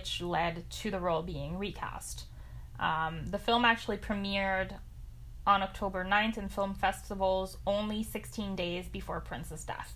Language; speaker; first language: English; non-native, fluent; French